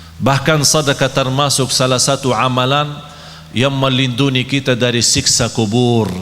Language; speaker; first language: Malay; non-native, fluent; Arabic